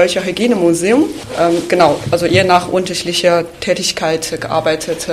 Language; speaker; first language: German; non-native, fluent; Chinese